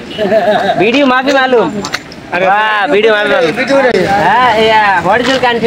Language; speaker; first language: Hindi; non-native, learner; Bangla